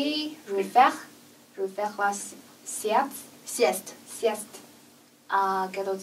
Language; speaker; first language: French; non-native, learner; Chinese